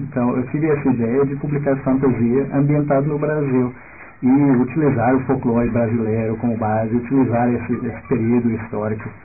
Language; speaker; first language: Portuguese; non-native, fluent; English